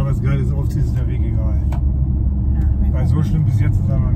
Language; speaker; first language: German; native; German